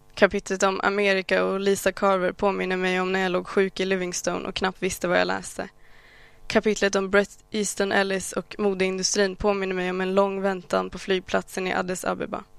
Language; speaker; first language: Swedish; early bilingual, other home language; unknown